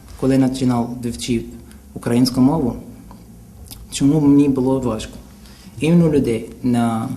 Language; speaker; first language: Ukrainian; non-native, learner; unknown